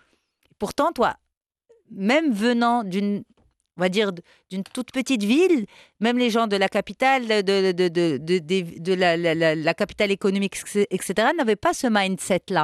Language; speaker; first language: French; non-native, local second language; Arabic